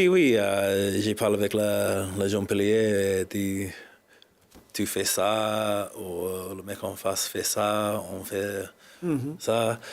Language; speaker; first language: French; non-native, learner; English